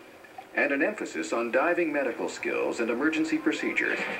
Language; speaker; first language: English; native; English